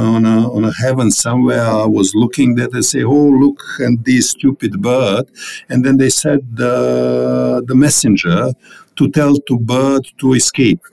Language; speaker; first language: English; non-native, fluent; Bosnian